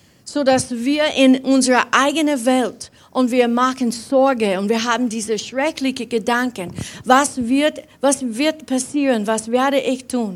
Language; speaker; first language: German; non-native, fluent; English